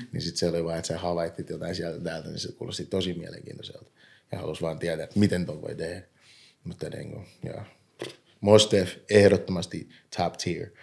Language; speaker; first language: Finnish; early bilingual, other home language; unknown